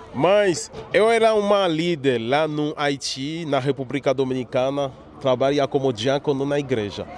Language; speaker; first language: Portuguese; non-native, learner; Haitian Creole